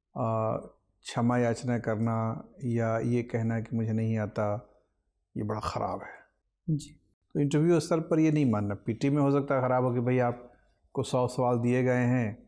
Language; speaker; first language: Hindi; native; Hindi